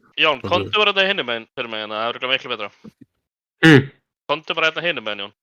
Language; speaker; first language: Icelandic; native; Icelandic